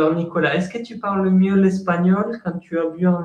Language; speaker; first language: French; non-native, fluent; Spanish